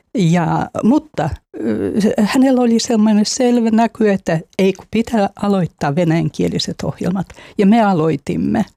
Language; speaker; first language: Finnish; non-native, fluent; Russian